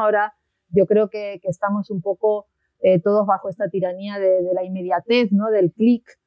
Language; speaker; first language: Spanish; native; Spanish